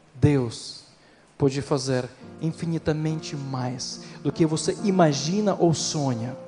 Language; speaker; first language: Portuguese; non-native, fluent; Ukrainian